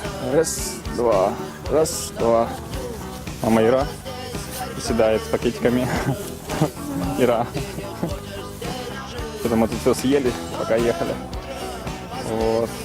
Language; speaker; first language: Russian; native; Russian